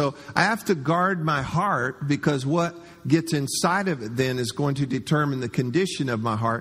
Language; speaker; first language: English; native; English